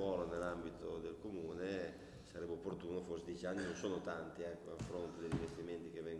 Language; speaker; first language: Italian; native; Italian